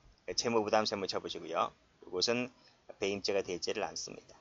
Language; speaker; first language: Korean; native; Korean